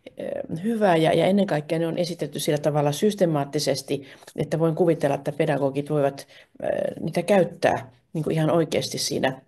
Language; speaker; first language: Finnish; native; Finnish